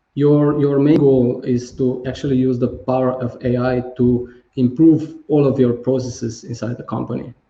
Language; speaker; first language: English; non-native, fluent; Slovenian